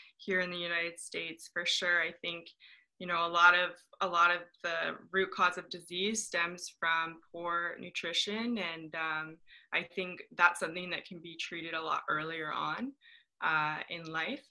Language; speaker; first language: English; native; English